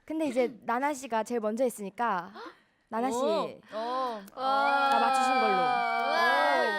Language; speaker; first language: Korean; native; Korean